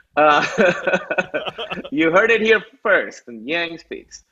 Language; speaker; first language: English; non-native, local second language; Urdu